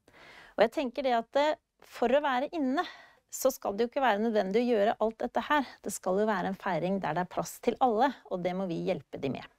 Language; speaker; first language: Norwegian; native; Norwegian